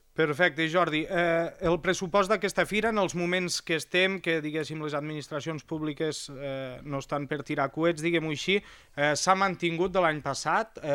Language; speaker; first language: Catalan; native; Catalan